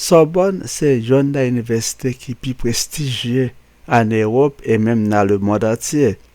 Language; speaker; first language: French; non-native, local second language; Haitian Creole